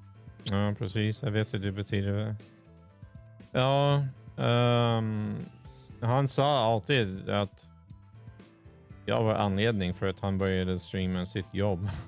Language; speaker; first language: Swedish; non-native, fluent; English